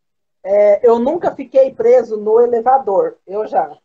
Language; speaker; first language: Portuguese; native; Portuguese